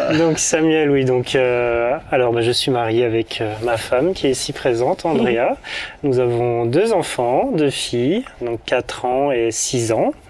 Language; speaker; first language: French; native; French